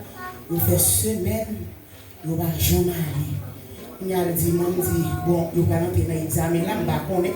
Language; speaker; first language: French; non-native, local second language; Haitian Creole